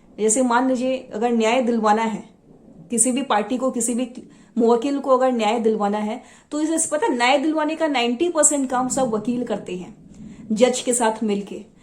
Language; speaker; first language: Hindi; non-native, local second language; Assamese